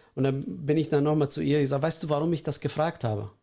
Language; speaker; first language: German; early bilingual, other home language; Russian